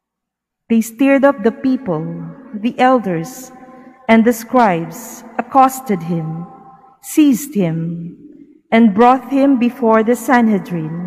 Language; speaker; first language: English; non-native, local second language; Filipino